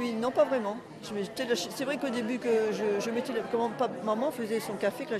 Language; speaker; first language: French; native; French